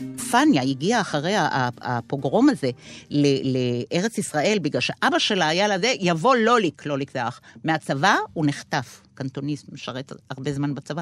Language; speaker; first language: Hebrew; native; Hebrew